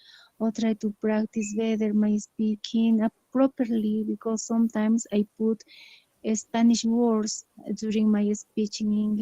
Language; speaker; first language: English; non-native, learner; Spanish